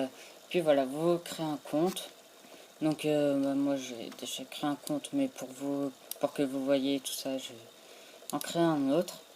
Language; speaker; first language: French; native; French